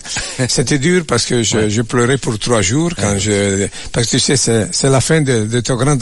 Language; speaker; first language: French; non-native, learner; Italian